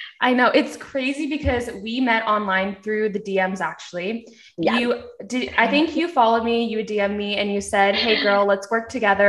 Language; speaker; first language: English; early bilingual, other home language; Korean